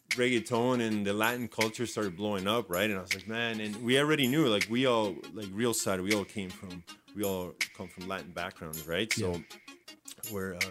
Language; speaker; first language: English; early bilingual, other home language; Spanish